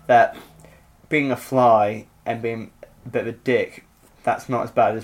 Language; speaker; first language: English; native; English